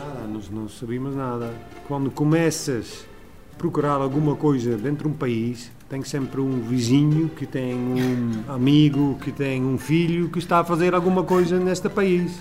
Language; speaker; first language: Portuguese; non-native, learner; Dutch